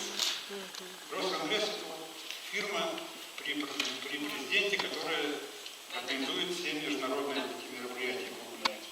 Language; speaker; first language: Russian; native; Russian